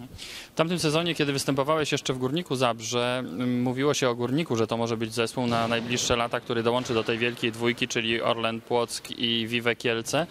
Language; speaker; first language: Polish; native; Polish